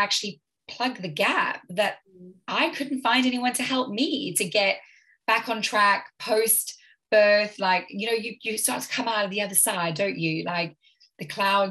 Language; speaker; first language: English; native; English